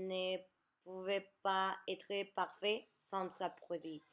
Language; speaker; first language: French; non-native, learner; Spanish